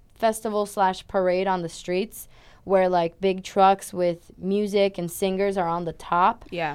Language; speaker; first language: English; non-native, fluent; Portuguese